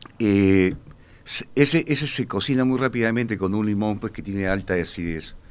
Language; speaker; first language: Spanish; native; Spanish